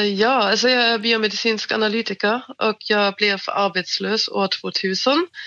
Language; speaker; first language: Swedish; non-native, fluent; German